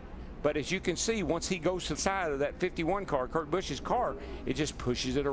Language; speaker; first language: English; native; English